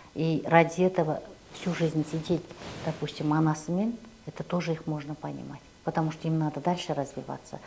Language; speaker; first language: Russian; non-native, local second language; Kazakh